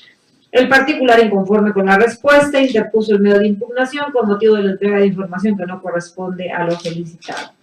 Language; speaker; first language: Spanish; native; Spanish